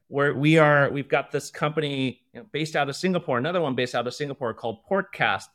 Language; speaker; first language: English; early bilingual, other home language; Chinese